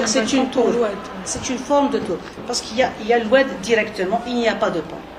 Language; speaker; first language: French; non-native, local second language; Arabic